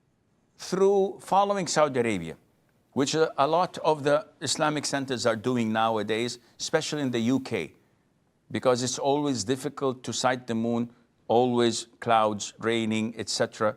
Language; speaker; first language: English; non-native, fluent; Arabic